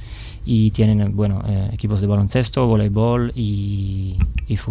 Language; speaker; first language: Spanish; non-native, fluent; Italian